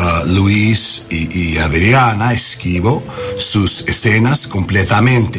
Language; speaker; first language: Spanish; non-native, learner; English